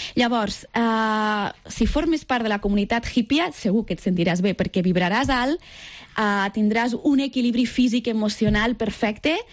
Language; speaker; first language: Catalan; native; Catalan